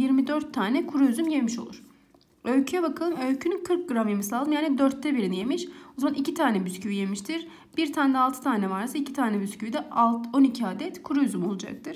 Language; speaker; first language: Turkish; native; Turkish